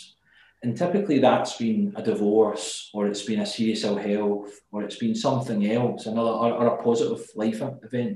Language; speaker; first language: English; native; English